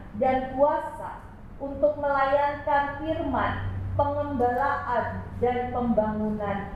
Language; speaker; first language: Indonesian; native; Indonesian